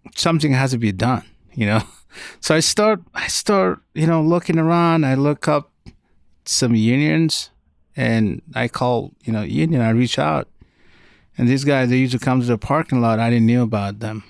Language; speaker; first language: English; non-native, fluent; Arabic